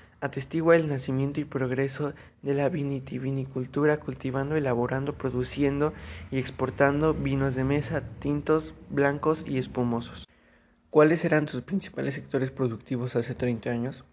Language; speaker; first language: Spanish; native; Spanish